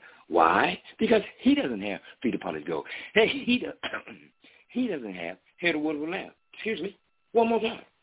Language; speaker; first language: English; native; English